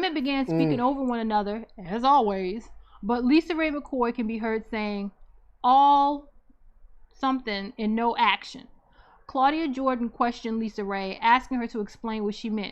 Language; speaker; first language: English; native; English